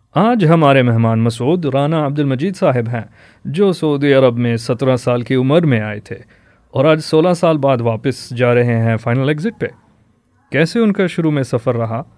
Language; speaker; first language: Urdu; early bilingual, heritage; Urdu